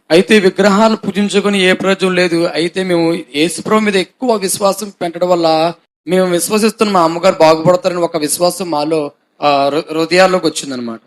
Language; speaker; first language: Telugu; non-native, fluent; Hindi